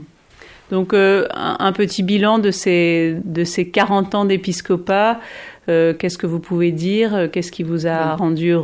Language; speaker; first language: French; native; French